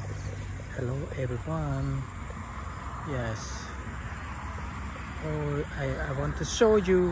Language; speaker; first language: English; non-native, learner; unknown